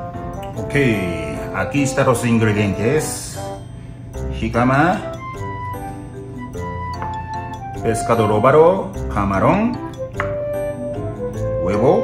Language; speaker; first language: Spanish; non-native, learner; Japanese